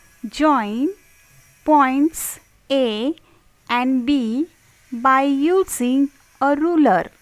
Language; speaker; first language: English; non-native, local second language; Marathi